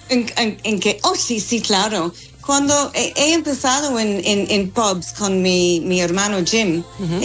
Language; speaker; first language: Spanish; non-native, fluent; English